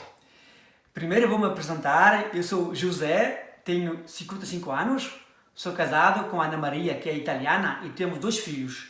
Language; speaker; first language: Portuguese; early bilingual, heritage; French